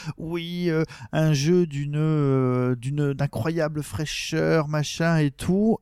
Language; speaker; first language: French; native; French